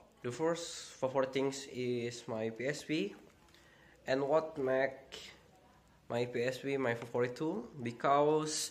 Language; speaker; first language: English; non-native, learner; Indonesian